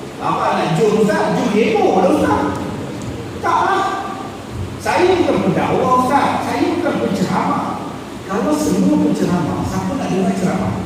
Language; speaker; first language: Malay; native; Malay